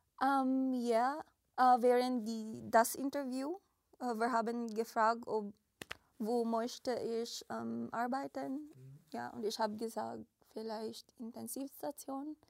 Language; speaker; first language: German; non-native, learner; Filipino